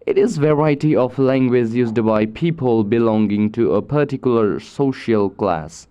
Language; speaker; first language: English; non-native, local second language; Nepali